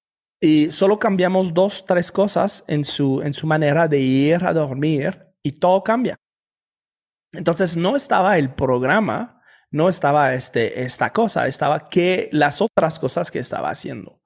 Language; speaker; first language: Spanish; non-native, fluent; French